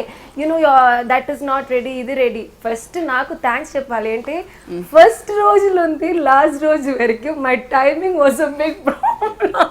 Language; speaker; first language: Telugu; non-native, learner; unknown